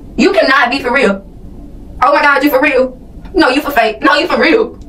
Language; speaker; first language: English; non-native, local second language; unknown